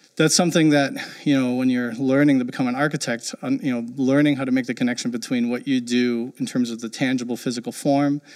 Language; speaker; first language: English; early bilingual, heritage; German